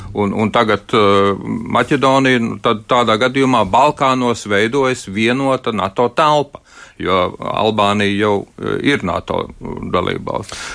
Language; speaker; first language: Latvian; native; Latvian